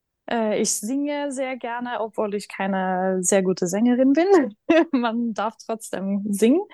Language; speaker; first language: German; non-native, fluent; Norwegian